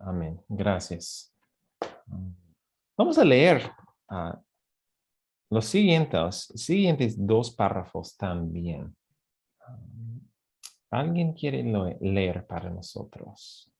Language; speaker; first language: Spanish; non-native, fluent; English